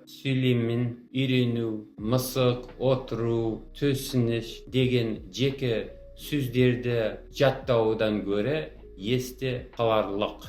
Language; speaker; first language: Kazakh; non-native, fluent; English